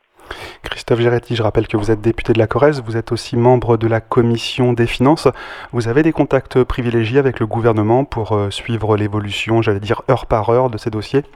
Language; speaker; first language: French; native; French